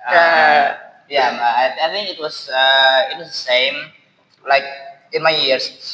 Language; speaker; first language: English; non-native, learner; Indonesian